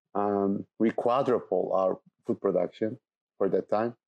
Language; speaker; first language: English; non-native, fluent; Turkish